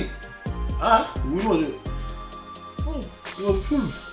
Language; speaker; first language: German; early bilingual, other home language; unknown